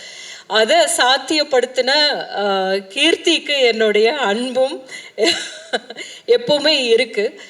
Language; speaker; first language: Tamil; native; Tamil